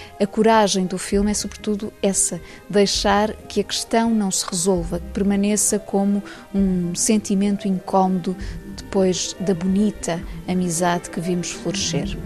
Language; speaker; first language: Portuguese; native; Portuguese